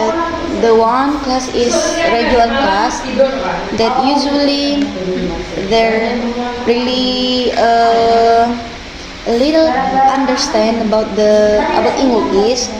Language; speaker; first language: English; non-native, fluent; Indonesian